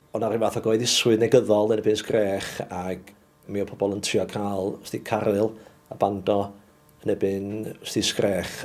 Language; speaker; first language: Welsh; native; Welsh